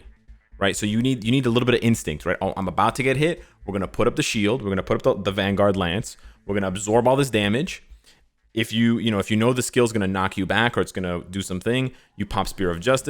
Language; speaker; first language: English; native; English